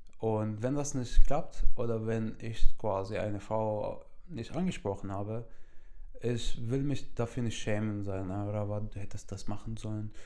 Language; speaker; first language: German; non-native, fluent; Arabic